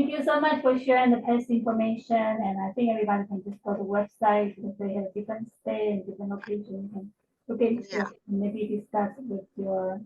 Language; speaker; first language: English; non-native, learner; Chinese